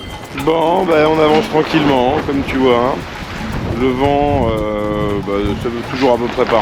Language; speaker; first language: French; native; French